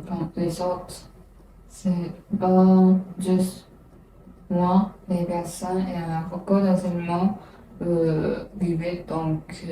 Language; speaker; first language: French; non-native, learner; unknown